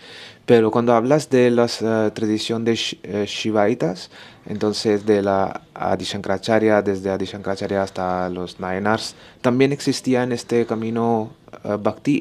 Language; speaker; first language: Spanish; non-native, learner; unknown